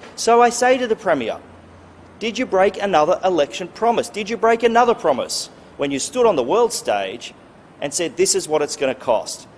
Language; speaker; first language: English; native; English